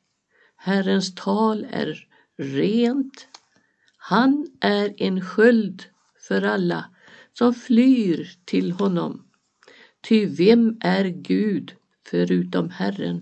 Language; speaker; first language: Swedish; native; Swedish